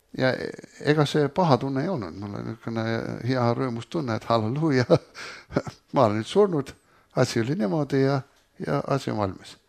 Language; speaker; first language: Estonian; early bilingual, heritage; Estonian